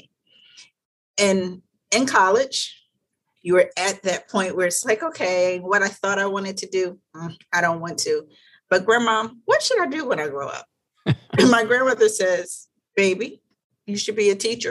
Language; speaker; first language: English; native; English